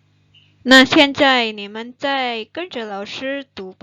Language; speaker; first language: Chinese; non-native, fluent; Indonesian